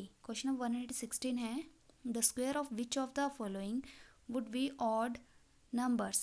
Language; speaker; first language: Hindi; native; Hindi